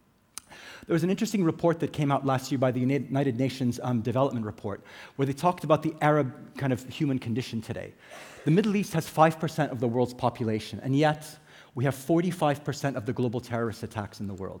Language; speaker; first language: English; native; English